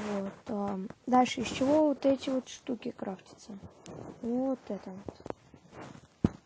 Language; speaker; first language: Russian; native; Russian